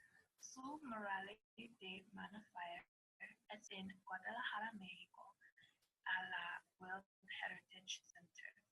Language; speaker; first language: Spanish; non-native, learner; English